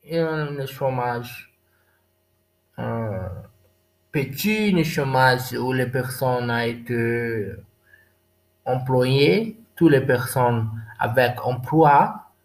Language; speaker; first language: French; non-native, learner; Portuguese